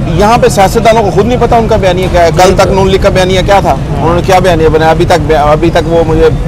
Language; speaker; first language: Urdu; native; Urdu